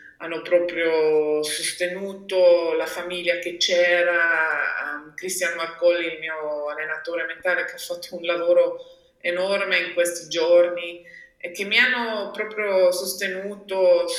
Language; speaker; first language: Italian; non-native, local second language; German